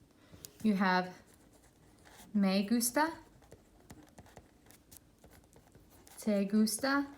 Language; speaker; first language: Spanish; non-native, fluent; English